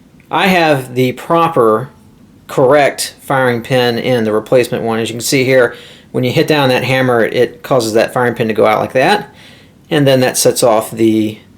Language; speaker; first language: English; native; English